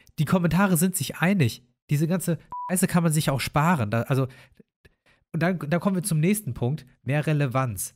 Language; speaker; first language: German; native; German